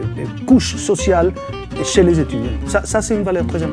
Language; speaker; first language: French; non-native, fluent; Spanish